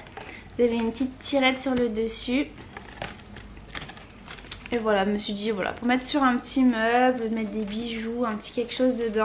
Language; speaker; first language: French; native; French